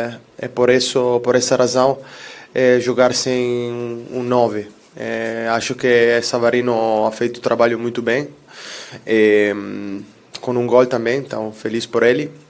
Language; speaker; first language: Portuguese; non-native, fluent; Italian